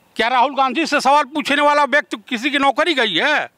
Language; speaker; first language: Hindi; native; Hindi